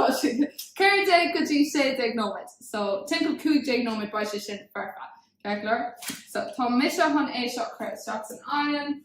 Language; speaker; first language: Irish; non-native, local second language; English